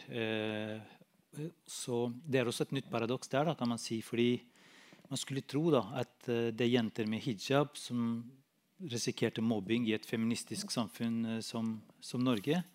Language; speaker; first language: Norwegian; non-native, fluent; Albanian